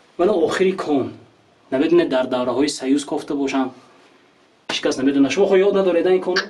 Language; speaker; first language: Tajik; native; Tajik